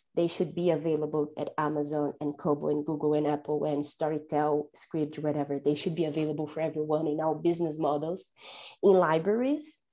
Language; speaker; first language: English; non-native, fluent; Portuguese